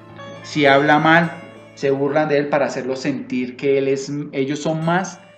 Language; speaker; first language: Spanish; native; Spanish